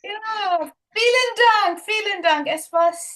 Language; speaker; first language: German; non-native, learner; Finnish